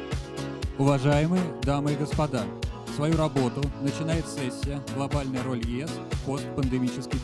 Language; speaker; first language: Russian; native; Russian